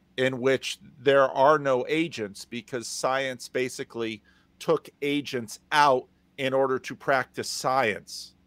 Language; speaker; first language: English; native; English